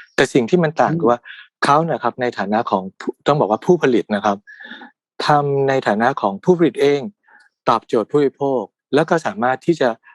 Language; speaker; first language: Thai; native; Thai